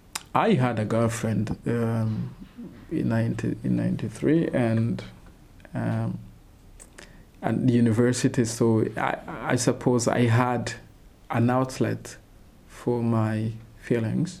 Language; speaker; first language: English; non-native, local second language; Kinyarwanda